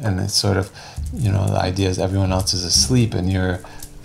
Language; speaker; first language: English; native; English